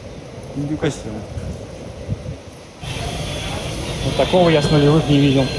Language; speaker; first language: Russian; native; Russian